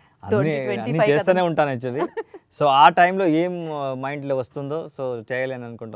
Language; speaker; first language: Telugu; non-native, learner; Kannada